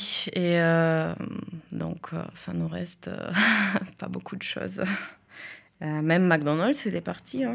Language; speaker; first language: French; non-native, fluent; Russian